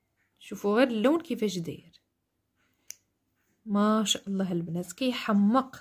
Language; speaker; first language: Arabic; native; Arabic